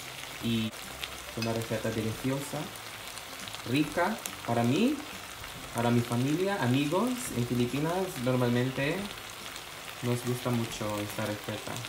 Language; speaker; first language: Spanish; non-native, fluent; Filipino